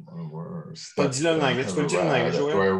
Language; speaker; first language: French; native; French